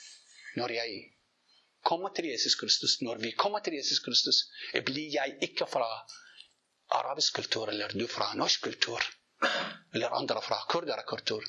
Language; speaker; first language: Norwegian; non-native, learner; Arabic